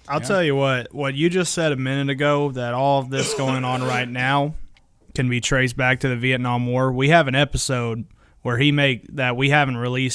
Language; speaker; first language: English; native; English